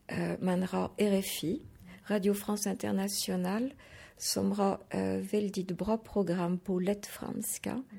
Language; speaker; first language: Swedish; non-native, fluent; French